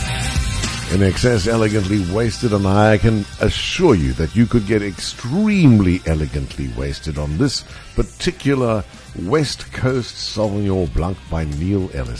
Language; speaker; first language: English; native; English